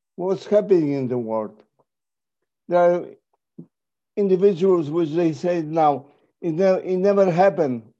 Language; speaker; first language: English; non-native, fluent; Polish